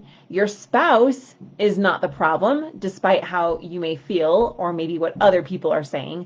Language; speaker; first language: English; native; English